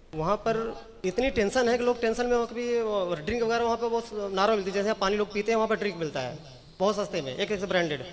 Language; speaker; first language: Hindi; native; Hindi